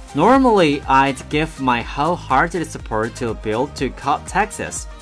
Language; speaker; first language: English; non-native, fluent; Chinese